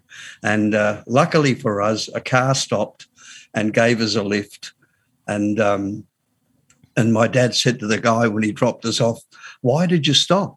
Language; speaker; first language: English; native; English